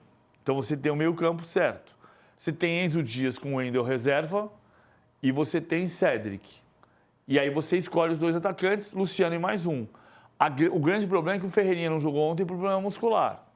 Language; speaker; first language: Portuguese; native; Portuguese